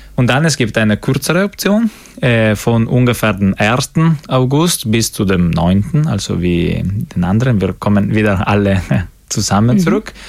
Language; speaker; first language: German; non-native, local second language; Italian